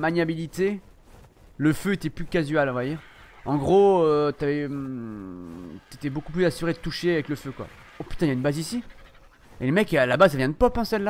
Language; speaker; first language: French; native; French